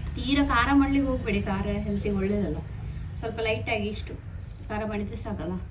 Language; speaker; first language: Kannada; non-native, local second language; Konkani